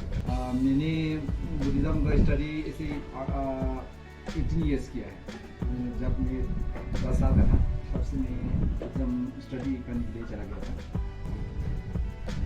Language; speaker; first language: Hindi; non-native, local second language; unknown